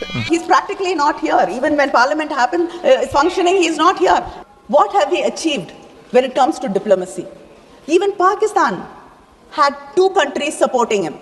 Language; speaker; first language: English; non-native, local second language; Tamil